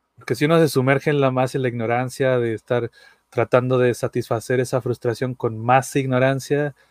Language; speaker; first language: Spanish; native; Spanish